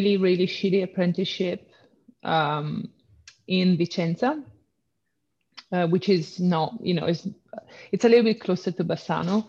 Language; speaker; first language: English; non-native, fluent; Italian